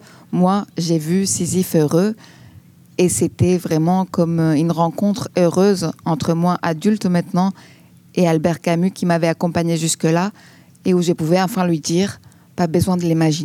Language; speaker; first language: French; non-native, fluent; Greek